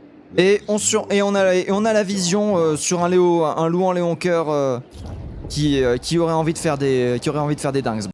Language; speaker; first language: French; native; French